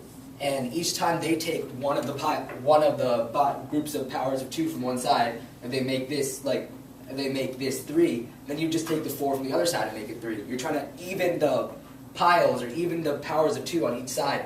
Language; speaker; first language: English; native; English